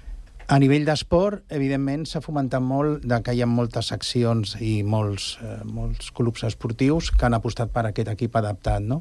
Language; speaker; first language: Catalan; native; Catalan